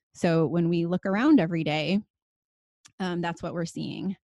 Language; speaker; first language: English; native; English